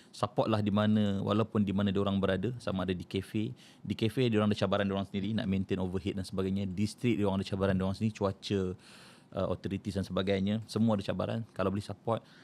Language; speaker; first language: Malay; native; Malay